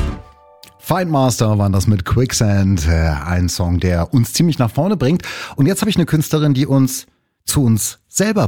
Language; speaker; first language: German; native; German